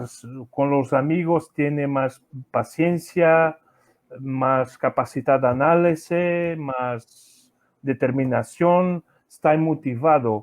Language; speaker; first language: Spanish; non-native, learner; Portuguese